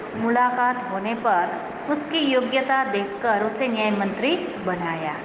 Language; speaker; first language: Hindi; non-native, local second language; Gujarati